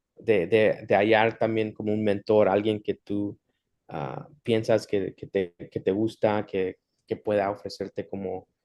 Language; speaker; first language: Spanish; early bilingual, heritage; Spanish